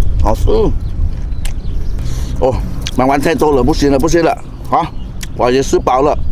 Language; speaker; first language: Chinese; non-native, learner; Thai